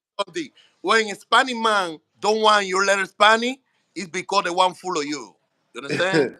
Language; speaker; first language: English; non-native, learner; Spanish